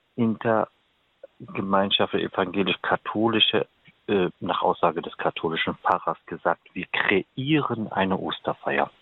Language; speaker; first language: German; native; German